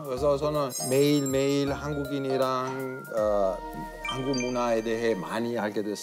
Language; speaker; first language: Korean; non-native, learner; Italian